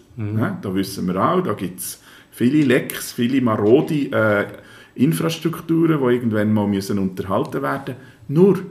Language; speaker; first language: German; native; German